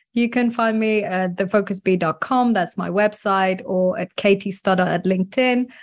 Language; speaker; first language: English; non-native, fluent; French